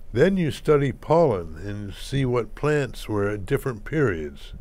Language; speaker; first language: English; native; English